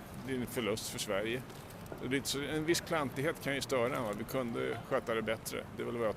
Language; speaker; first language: Swedish; native; Swedish